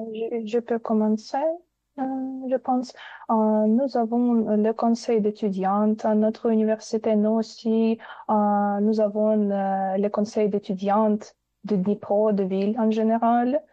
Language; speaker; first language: French; non-native, fluent; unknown